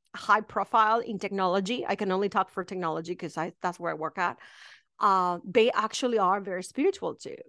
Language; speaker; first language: English; non-native, fluent; Spanish